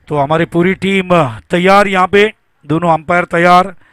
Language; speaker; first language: Hindi; non-native, local second language; Marathi